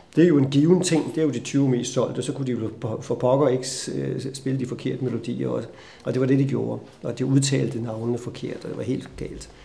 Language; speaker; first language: Danish; native; Danish